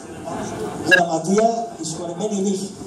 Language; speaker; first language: Greek; native; Greek